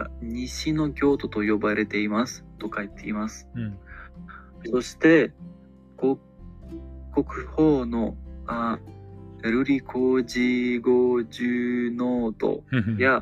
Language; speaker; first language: Japanese; non-native, learner; Ukrainian